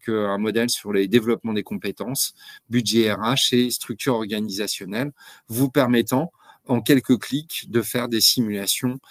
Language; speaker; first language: French; native; French